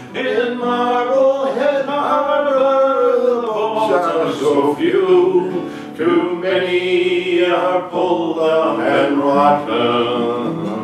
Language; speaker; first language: English; native; English